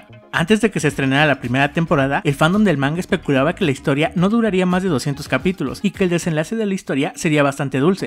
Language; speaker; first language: Spanish; native; Spanish